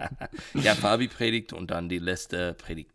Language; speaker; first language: German; non-native, learner; English